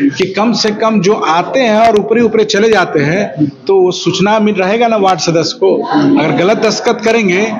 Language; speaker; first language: Hindi; native; Hindi